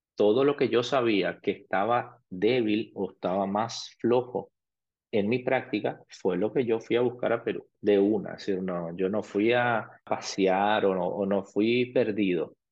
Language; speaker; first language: Spanish; early bilingual, other home language; Arabic